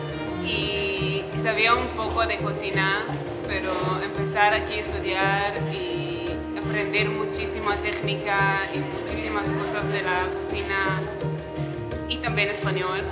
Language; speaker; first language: Spanish; non-native, learner; Hebrew